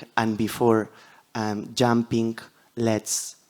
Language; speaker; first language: English; non-native, fluent; Catalan